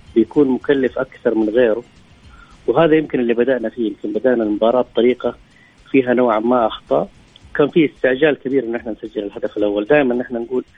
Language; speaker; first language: Arabic; native; Arabic